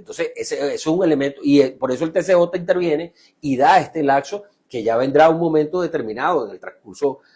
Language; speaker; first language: Spanish; native; Spanish